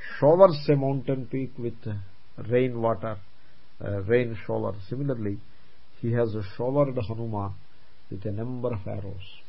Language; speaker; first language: English; non-native, local second language; Telugu